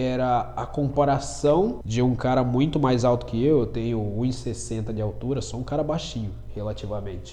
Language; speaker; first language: Portuguese; native; Portuguese